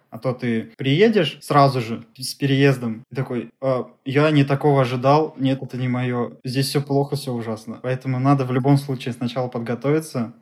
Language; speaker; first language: Russian; native; Russian